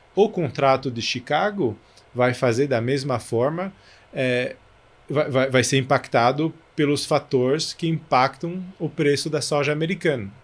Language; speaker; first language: Portuguese; non-native, fluent; French